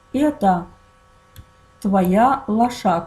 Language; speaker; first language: Russian; non-native, fluent; Azerbaijani